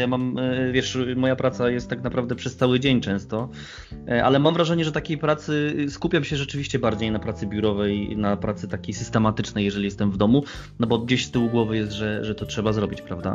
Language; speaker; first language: Polish; native; Polish